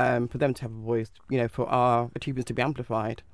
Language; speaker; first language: English; native; English